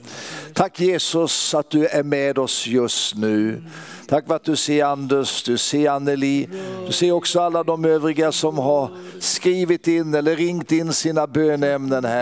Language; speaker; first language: Swedish; native; Swedish